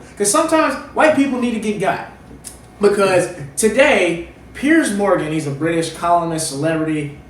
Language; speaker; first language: English; native; English